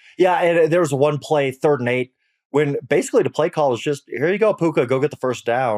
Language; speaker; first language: English; native; English